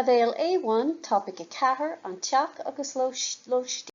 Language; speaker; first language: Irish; non-native, fluent; English